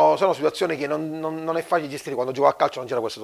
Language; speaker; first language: Italian; native; Italian